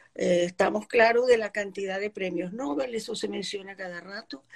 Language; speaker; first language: Spanish; early bilingual, other home language; Polish